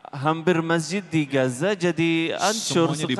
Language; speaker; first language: Indonesian; non-native, learner; Arabic